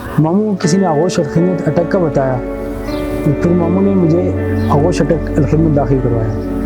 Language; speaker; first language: Urdu; non-native, local second language; Pahari-Potwari